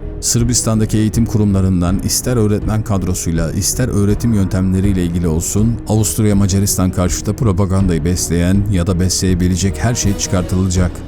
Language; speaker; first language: Turkish; native; Turkish